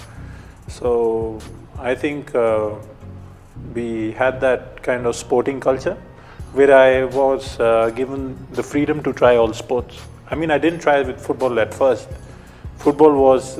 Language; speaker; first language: English; non-native, local second language; Punjabi